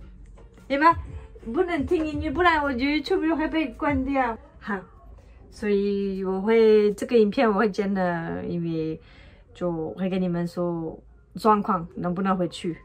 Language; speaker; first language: Chinese; non-native, fluent; French